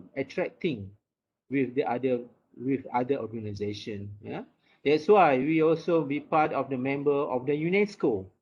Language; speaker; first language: English; non-native, local second language; Malay